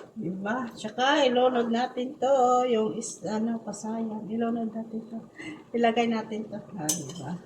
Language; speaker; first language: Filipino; non-native, local second language; Hiligaynon